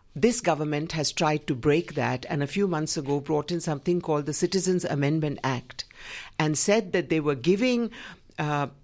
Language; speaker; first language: English; non-native, local second language; Gujarati